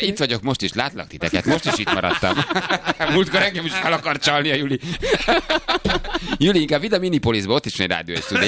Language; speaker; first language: Hungarian; native; Hungarian